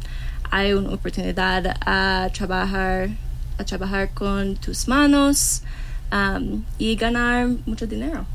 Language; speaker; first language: Spanish; non-native, learner; English